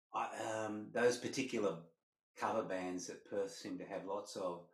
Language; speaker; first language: English; native; English